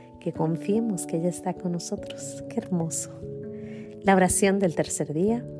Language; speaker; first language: Spanish; native; Spanish